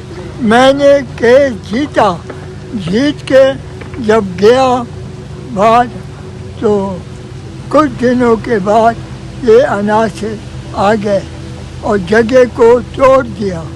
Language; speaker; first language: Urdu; non-native, local second language; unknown